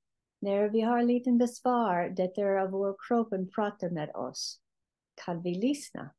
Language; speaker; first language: Swedish; non-native, learner; English